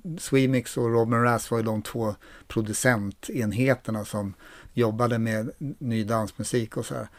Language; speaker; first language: Swedish; native; Swedish